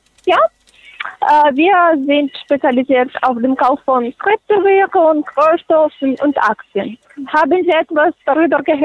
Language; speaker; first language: German; non-native, fluent; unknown